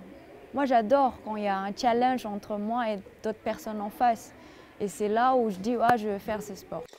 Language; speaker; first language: French; non-native, fluent; Indonesian